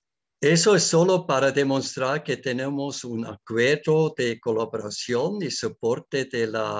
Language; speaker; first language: Spanish; non-native, learner; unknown